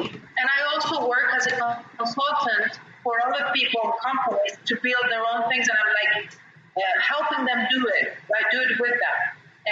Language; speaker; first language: English; non-native, fluent; Spanish